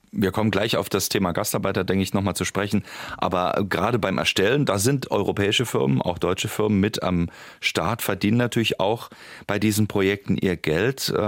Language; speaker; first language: German; native; German